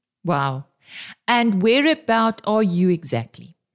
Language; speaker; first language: English; non-native, local second language; Afrikaans